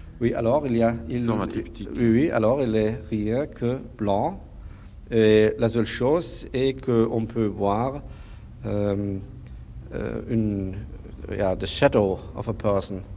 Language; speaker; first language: French; non-native, learner; German